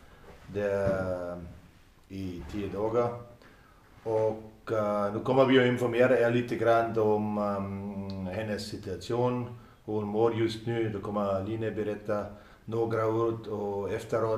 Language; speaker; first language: Swedish; non-native, fluent; German